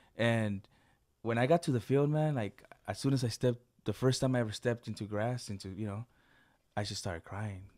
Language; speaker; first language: English; early bilingual, other home language; Spanish